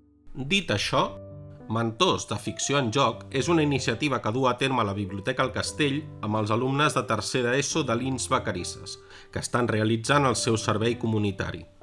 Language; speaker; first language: Catalan; native; Catalan